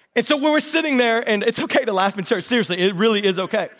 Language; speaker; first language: English; native; English